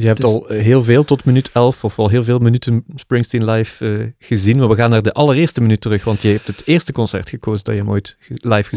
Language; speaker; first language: Dutch; native; Dutch